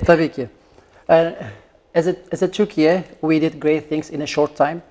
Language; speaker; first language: English; non-native, fluent; Turkish